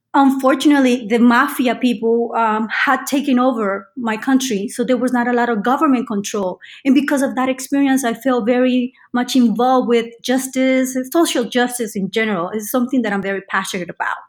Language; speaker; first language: English; non-native, fluent; Spanish